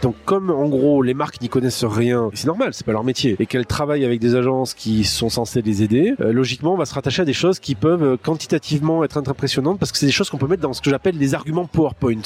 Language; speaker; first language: French; native; French